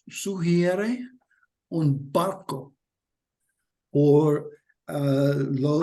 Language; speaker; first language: Spanish; non-native, learner; English